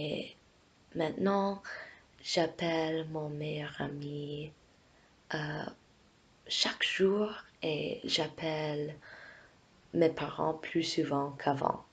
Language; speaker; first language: French; non-native, fluent; English